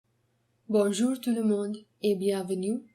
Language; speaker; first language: French; non-native, fluent; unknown